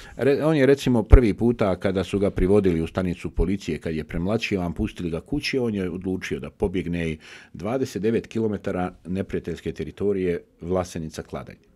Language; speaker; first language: Bosnian; native; Bosnian